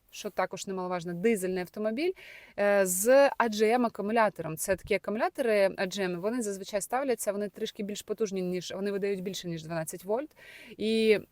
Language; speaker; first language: Ukrainian; native; Ukrainian